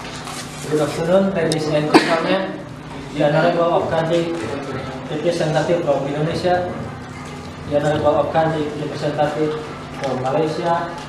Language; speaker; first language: English; non-native, learner; Indonesian